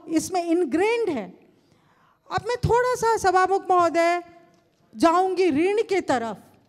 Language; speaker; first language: Hindi; non-native, local second language; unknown